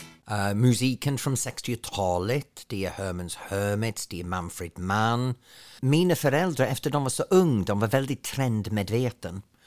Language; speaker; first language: Swedish; non-native, fluent; English